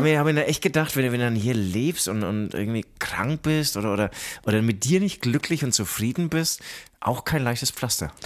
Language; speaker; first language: German; native; German